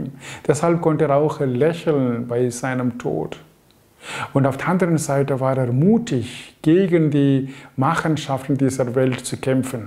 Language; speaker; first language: German; non-native, fluent; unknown